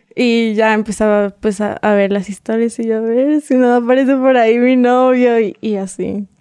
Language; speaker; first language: Spanish; native; Spanish